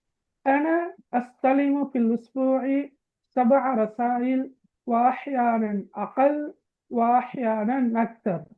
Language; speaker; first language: Arabic; non-native, fluent; Tamil